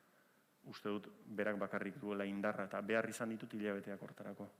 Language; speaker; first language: Basque; native; Basque